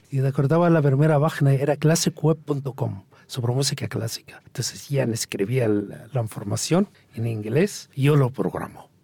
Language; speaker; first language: Spanish; non-native, fluent; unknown